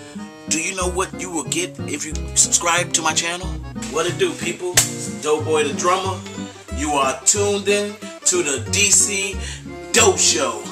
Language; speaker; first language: English; native; English